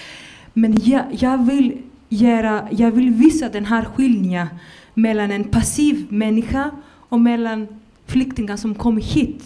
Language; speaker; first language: Swedish; non-native, fluent; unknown